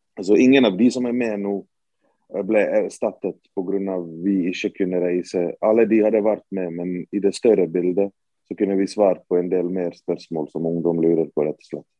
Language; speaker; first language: Norwegian; early bilingual, other home language; Bosnian